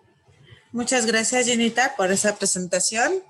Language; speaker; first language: Spanish; native; Spanish